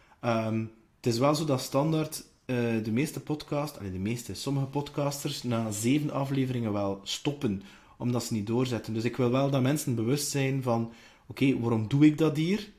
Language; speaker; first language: Dutch; native; Dutch